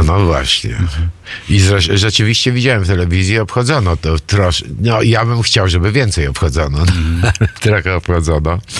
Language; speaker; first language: Polish; early bilingual, other home language; Greek